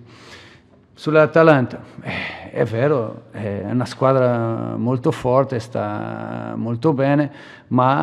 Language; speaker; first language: Italian; non-native, fluent; Portuguese